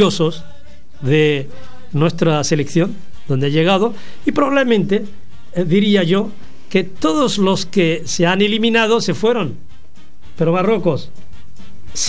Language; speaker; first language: Spanish; non-native, fluent; Arabic